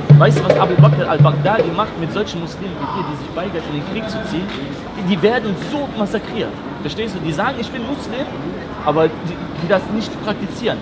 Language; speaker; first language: German; non-native, fluent; Persian